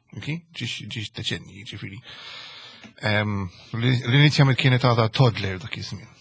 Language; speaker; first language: Maltese; early bilingual, heritage; Maltese